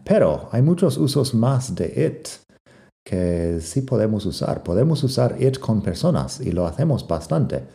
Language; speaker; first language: Spanish; non-native, fluent; English